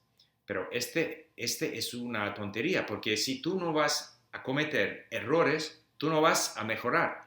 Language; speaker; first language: Spanish; non-native, fluent; English